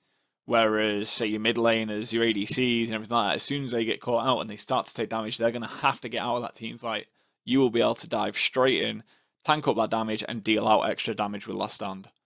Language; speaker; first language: English; native; English